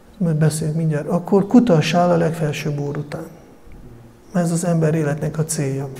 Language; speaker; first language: Hungarian; non-native, fluent; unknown